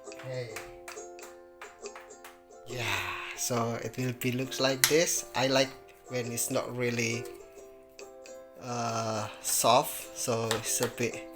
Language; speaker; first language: English; non-native, learner; Indonesian